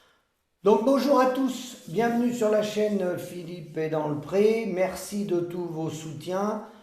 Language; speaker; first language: French; native; French